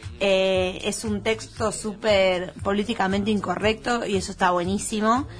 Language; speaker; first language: Spanish; native; Spanish